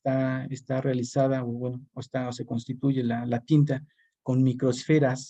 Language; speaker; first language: Spanish; native; Spanish